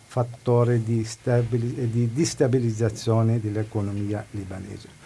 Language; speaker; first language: Italian; non-native, fluent; Arabic